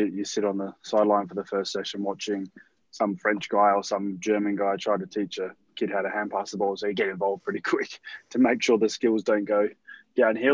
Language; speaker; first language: English; native; English